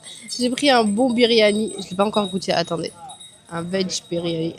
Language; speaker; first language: French; native; French